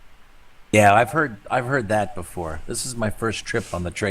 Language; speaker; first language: English; native; English